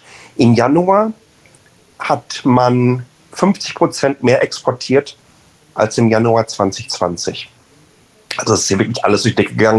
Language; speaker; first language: German; native; German